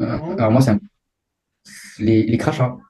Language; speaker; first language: French; native; French